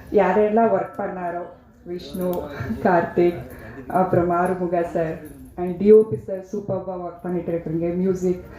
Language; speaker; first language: Tamil; non-native, learner; Kannada